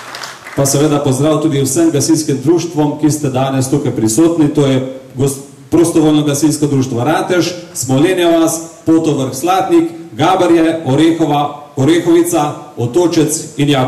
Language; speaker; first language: Slovenian; native; Slovenian